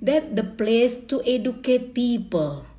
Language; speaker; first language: English; non-native, learner; Indonesian